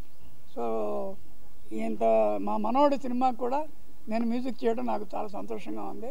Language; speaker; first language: Telugu; native; Telugu